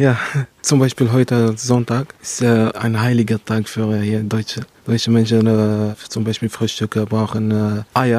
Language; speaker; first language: German; non-native, learner; Arabic